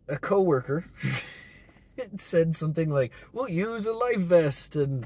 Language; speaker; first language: English; native; English